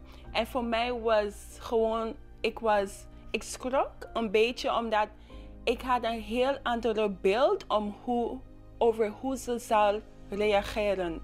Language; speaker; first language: Dutch; non-native, local second language; English